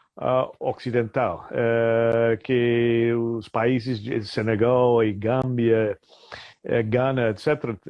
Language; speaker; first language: Portuguese; non-native, fluent; English